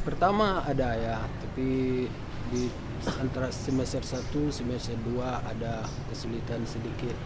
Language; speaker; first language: Indonesian; non-native, learner; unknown